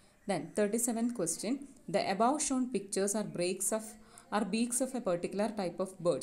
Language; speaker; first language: English; non-native, local second language; Malayalam